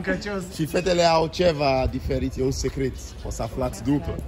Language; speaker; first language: Romanian; non-native, learner; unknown